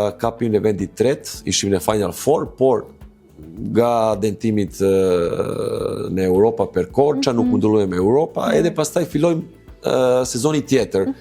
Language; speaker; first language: Albanian; non-native, learner; Serbian